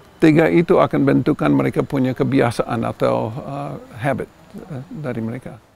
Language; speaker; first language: Indonesian; non-native, fluent; English